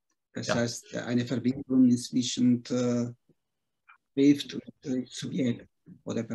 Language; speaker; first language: German; non-native, fluent; Spanish